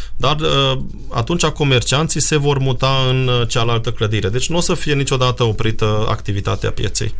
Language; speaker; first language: Romanian; non-native, local second language; Hungarian